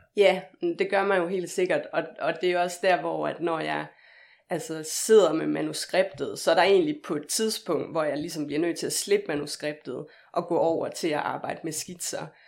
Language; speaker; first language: Danish; native; Danish